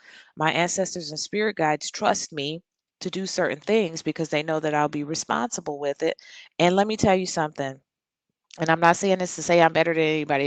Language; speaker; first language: English; native; English